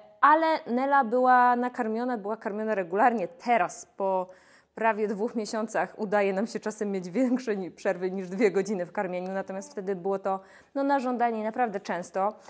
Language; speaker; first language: Polish; native; Polish